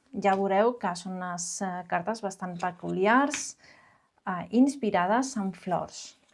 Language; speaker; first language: Catalan; non-native, local second language; Spanish